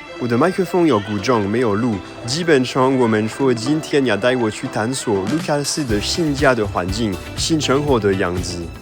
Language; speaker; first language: Chinese; non-native, fluent; French